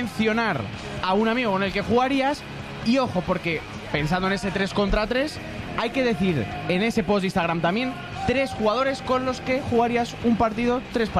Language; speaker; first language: Spanish; native; Spanish